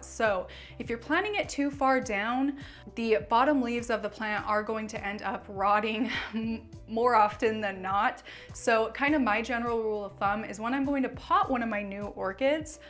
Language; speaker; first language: English; native; English